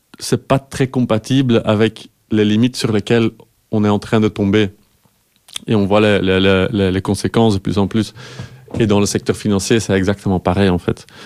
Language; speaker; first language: French; non-native, fluent; Dutch